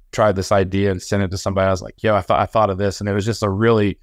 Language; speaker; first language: English; native; English